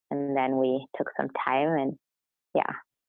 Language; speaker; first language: English; non-native, fluent; German